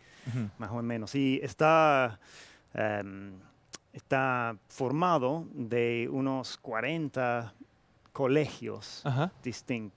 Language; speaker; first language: Spanish; non-native, fluent; English